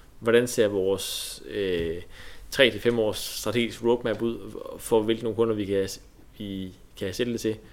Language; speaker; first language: Danish; native; Danish